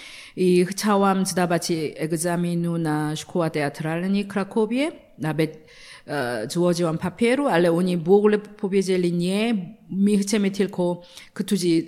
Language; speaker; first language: Polish; non-native, learner; Korean